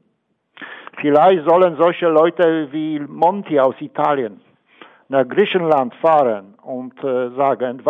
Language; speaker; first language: German; non-native, fluent; Polish